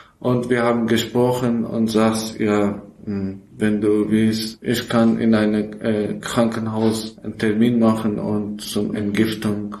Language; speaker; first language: German; non-native, learner; Persian